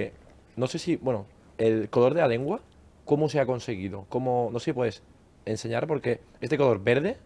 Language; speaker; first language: Spanish; native; Spanish